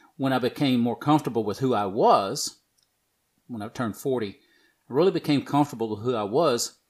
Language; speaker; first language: English; native; English